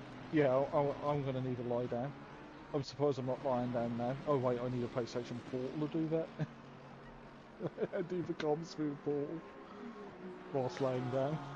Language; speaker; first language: English; native; English